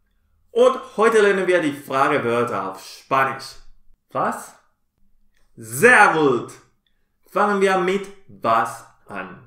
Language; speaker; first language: German; non-native, fluent; Spanish